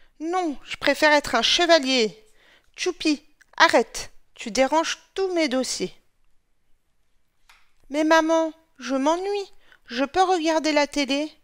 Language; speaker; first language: French; native; French